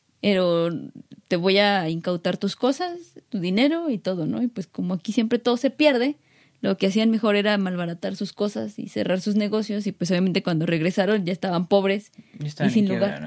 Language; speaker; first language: Spanish; native; Spanish